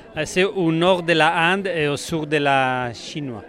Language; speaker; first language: French; non-native, learner; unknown